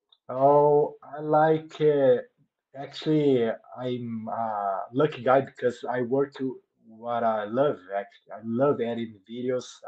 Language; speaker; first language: English; non-native, learner; Portuguese